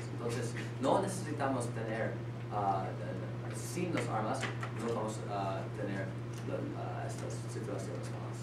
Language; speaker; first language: Spanish; non-native, learner; English